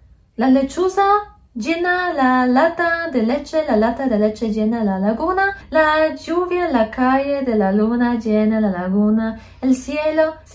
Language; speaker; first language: Spanish; non-native, fluent; Polish